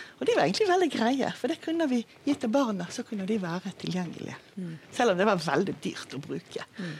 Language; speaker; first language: Norwegian; non-native, fluent; Hebrew